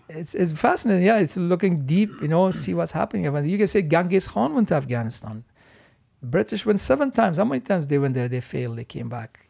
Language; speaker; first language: English; non-native, fluent; Persian